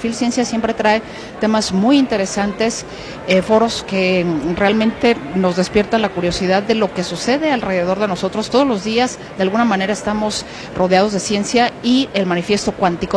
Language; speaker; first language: Spanish; native; Spanish